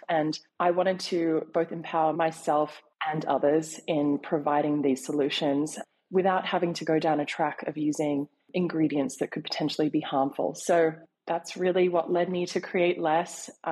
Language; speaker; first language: English; native; English